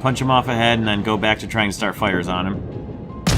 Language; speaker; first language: English; native; English